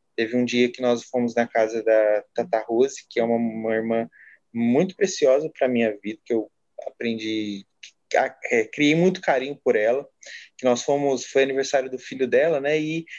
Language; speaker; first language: Portuguese; native; Portuguese